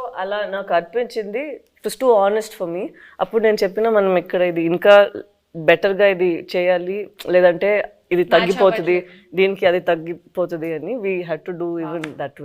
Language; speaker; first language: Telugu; non-native, fluent; Tamil